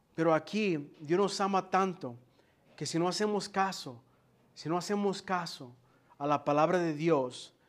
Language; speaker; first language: Spanish; native; Spanish